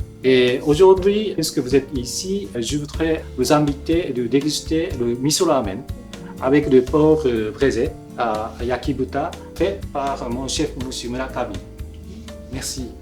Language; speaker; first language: French; non-native, fluent; Japanese